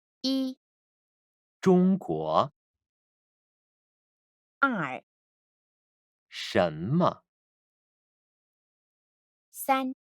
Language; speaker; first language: Chinese; non-native, fluent; Korean